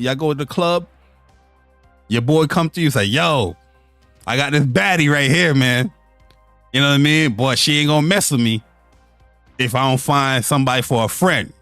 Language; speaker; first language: English; native; English